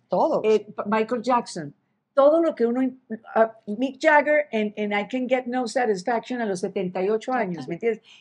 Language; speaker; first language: Spanish; native; Spanish